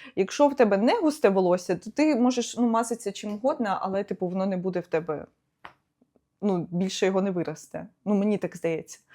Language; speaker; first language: Ukrainian; non-native, local second language; Russian